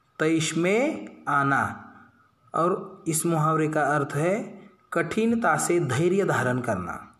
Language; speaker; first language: Hindi; non-native, local second language; Marathi